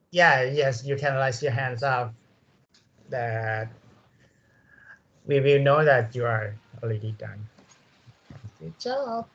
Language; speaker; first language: English; non-native, learner; Thai